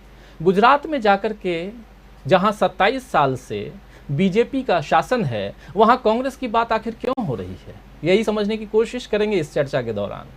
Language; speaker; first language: Hindi; native; Hindi